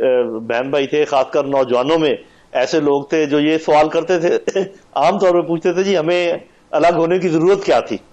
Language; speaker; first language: Urdu; native; Urdu